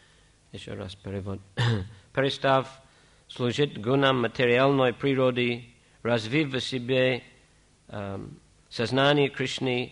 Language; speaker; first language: Russian; non-native, fluent; English